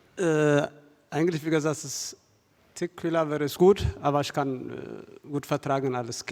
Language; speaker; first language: German; non-native, fluent; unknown